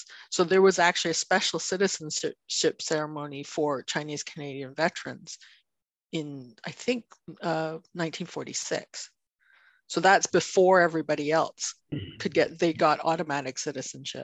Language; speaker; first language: English; non-native, fluent; Chinese